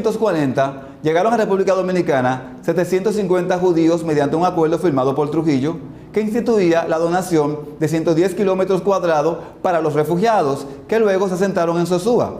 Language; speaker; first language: Spanish; native; Spanish